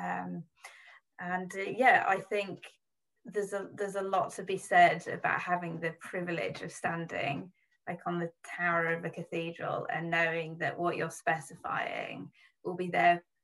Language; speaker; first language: English; native; English